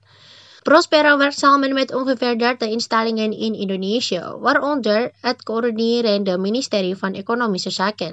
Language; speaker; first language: Dutch; non-native, fluent; Indonesian